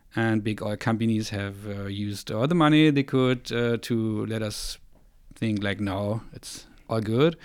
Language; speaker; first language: English; non-native, fluent; German